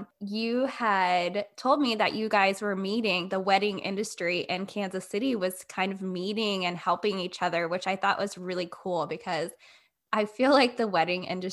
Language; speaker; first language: English; native; English